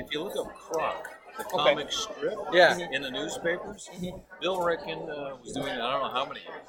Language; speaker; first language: English; native; English